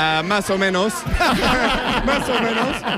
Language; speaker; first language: Spanish; non-native, learner; English